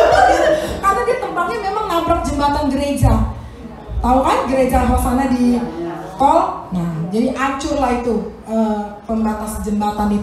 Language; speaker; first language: Indonesian; native; Indonesian